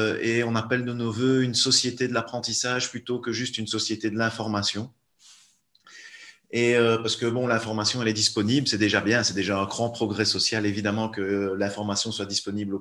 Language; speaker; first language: French; native; French